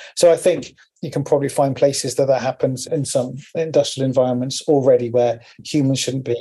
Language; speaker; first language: English; native; English